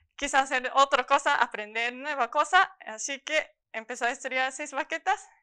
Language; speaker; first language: Spanish; non-native, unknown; Japanese